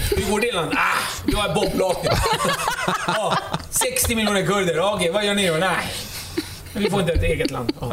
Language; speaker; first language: Swedish; early bilingual, other home language; Kurdish